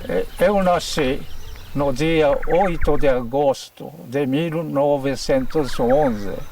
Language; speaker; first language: Portuguese; non-native, fluent; Japanese